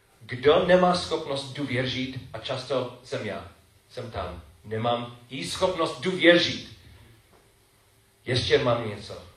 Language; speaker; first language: Czech; non-native, fluent; English